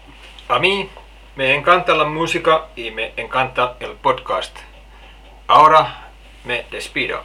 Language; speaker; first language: Spanish; non-native, learner; Finnish